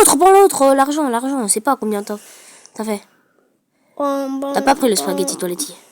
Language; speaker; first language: French; native; French